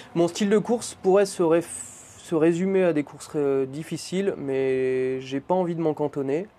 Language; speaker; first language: French; native; French